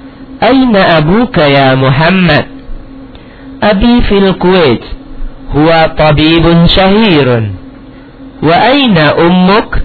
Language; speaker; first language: Arabic; non-native, fluent; Indonesian